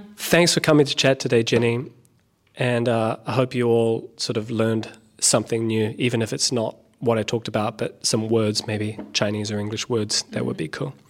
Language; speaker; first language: English; native; English